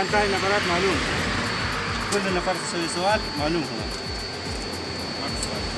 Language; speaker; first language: Arabic; non-native, learner; Pashto